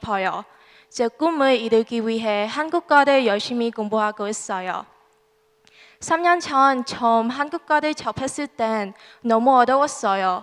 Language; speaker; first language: Korean; non-native, learner; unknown